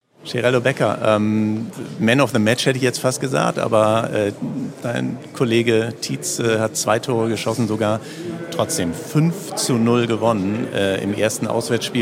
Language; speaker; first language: German; native; German